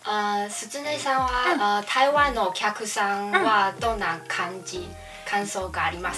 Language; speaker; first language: Japanese; non-native, learner; Chinese